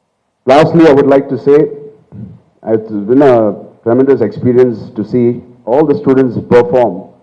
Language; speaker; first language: English; non-native, local second language; Telugu